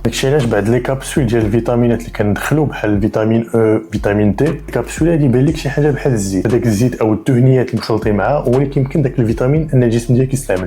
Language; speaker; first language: Arabic; native; Arabic